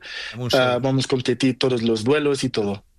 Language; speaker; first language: Spanish; non-native, learner; Portuguese